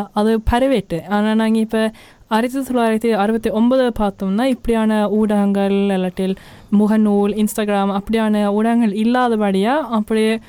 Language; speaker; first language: Tamil; early bilingual, heritage; Tamil